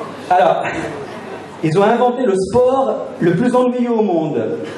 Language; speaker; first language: French; native; French